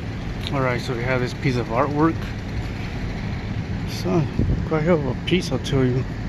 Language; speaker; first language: English; native; English